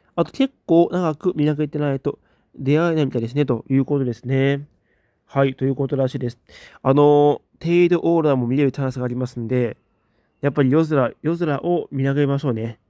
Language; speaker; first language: Japanese; native; Japanese